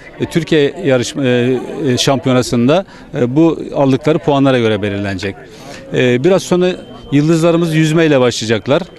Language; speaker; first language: Turkish; native; Turkish